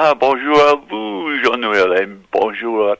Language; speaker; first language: French; non-native, learner; English